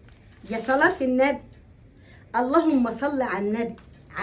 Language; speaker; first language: Arabic; native; Arabic